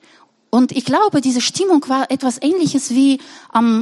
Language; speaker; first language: German; non-native, fluent; Russian